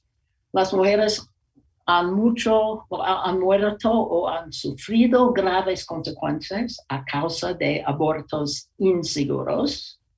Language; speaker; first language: Spanish; non-native, learner; English